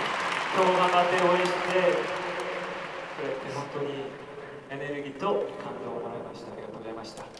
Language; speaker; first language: Japanese; non-native, fluent; Korean